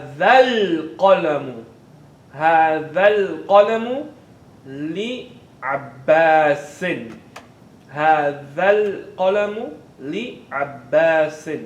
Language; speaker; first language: Arabic; non-native, fluent; English